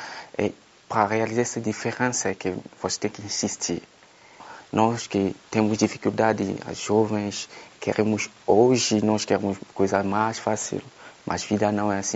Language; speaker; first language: Portuguese; non-native, fluent; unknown